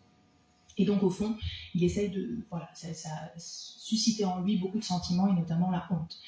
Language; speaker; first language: French; native; French